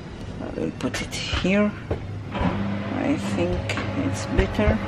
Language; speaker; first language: English; non-native, learner; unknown